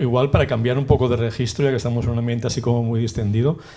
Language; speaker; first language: Spanish; native; Spanish